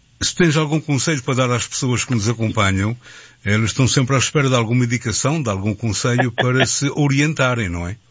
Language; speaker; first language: Portuguese; native; Portuguese